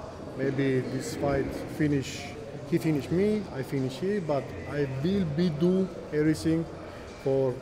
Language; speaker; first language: English; non-native, learner; Georgian